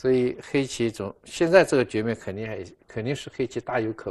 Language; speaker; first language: Chinese; native; Chinese